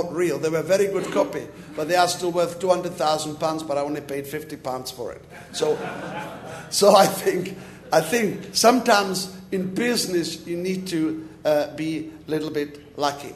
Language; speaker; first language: English; non-native, fluent; Czech